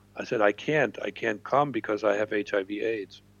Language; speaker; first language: English; non-native, fluent; German